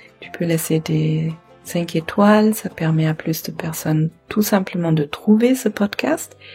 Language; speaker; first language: French; non-native, fluent; German